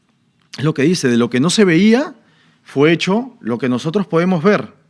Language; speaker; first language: Spanish; native; Spanish